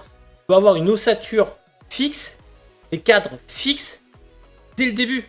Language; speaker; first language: French; native; French